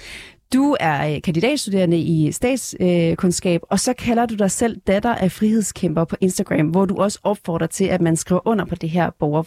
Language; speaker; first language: Danish; native; Danish